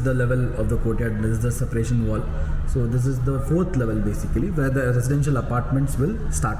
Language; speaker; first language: English; non-native, local second language; Hindi